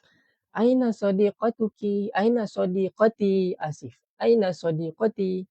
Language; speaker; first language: Arabic; non-native, fluent; Malay